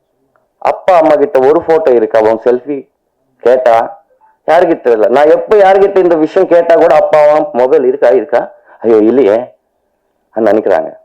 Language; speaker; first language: Tamil; non-native, learner; Telugu